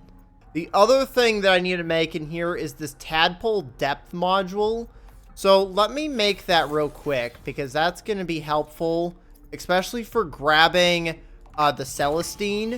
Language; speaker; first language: English; native; English